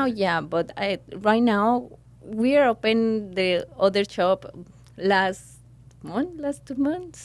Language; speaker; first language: English; non-native, learner; Spanish